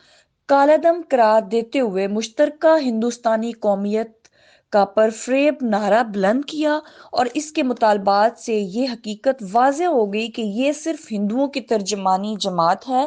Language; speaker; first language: Urdu; native; Urdu